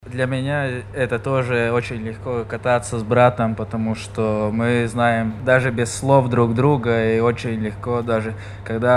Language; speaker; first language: Russian; non-native, local second language; Latvian